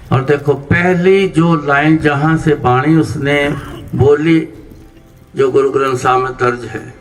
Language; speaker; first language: Hindi; non-native, local second language; Punjabi